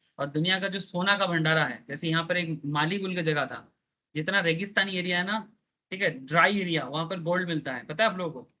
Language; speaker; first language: Hindi; non-native, local second language; Bangla